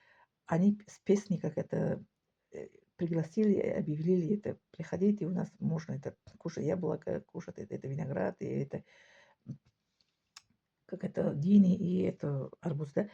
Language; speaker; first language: Russian; non-native, local second language; Tajik